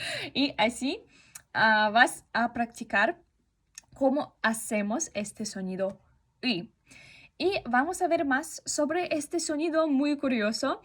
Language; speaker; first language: Spanish; non-native, fluent; Russian